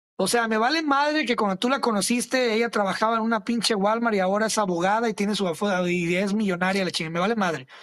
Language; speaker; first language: Spanish; early bilingual, other home language; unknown